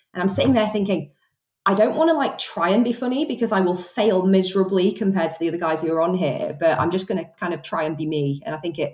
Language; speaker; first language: English; native; English